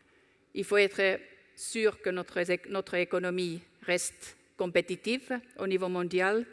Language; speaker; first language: French; non-native, fluent; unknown